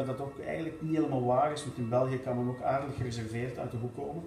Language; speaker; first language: Dutch; native; Dutch